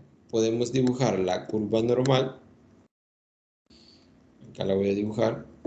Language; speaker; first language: Spanish; native; Spanish